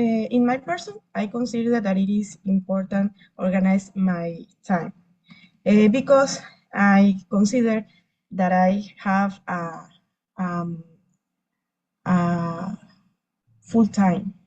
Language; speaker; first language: English; non-native, learner; Spanish